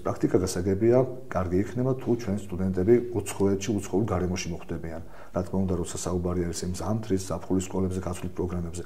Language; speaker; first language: Georgian; native; Georgian